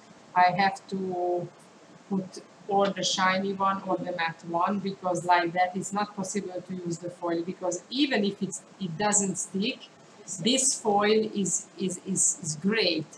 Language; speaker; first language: English; non-native, fluent; Hungarian